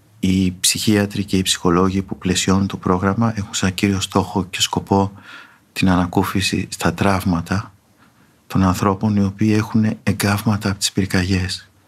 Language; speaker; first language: Greek; native; Greek